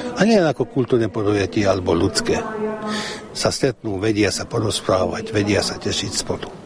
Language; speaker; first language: Slovak; early bilingual, heritage; Slovak